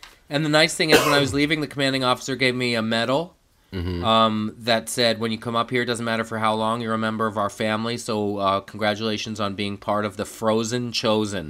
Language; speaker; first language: English; native; English